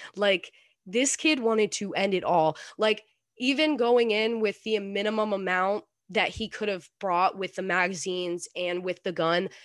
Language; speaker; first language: English; native; English